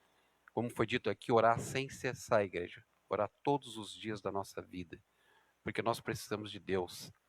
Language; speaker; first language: Portuguese; native; Portuguese